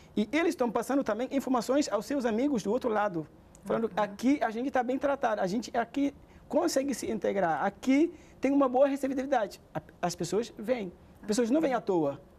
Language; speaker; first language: Portuguese; non-native, fluent; Wolof